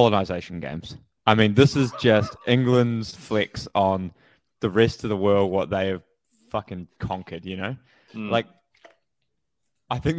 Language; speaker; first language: English; native; English